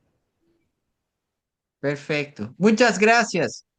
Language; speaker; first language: Spanish; non-native, learner; Portuguese